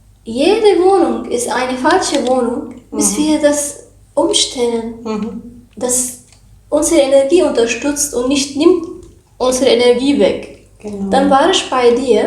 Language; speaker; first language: German; non-native, learner; Arabic